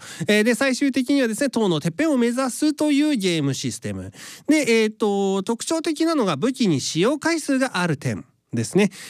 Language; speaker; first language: Japanese; native; Japanese